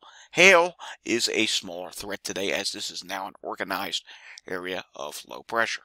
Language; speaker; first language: English; native; English